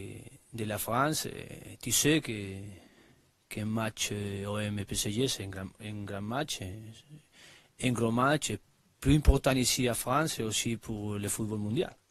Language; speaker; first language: French; non-native, learner; Spanish